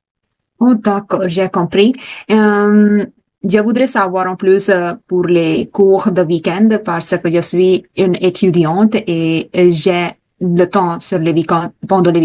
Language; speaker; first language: French; non-native, learner; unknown